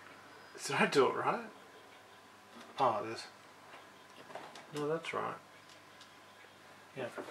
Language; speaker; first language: English; native; English